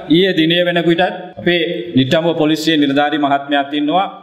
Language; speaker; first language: Sinhala; native; Sinhala